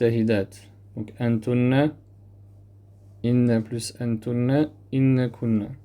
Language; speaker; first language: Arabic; non-native, fluent; French